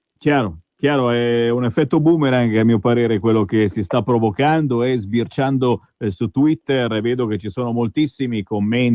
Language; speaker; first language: Italian; native; Italian